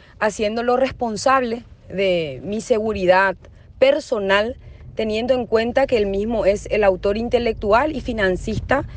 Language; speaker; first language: Spanish; native; Spanish